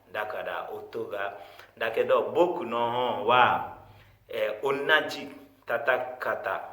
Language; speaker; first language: Japanese; non-native, fluent; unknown